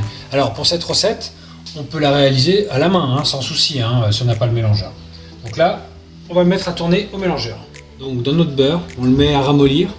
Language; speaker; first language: French; native; French